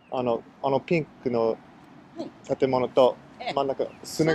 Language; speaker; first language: Japanese; non-native, learner; English